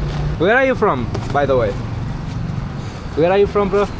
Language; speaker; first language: English; non-native, learner; Turkmen